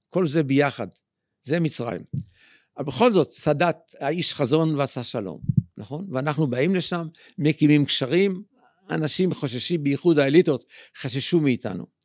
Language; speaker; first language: Hebrew; native; Hebrew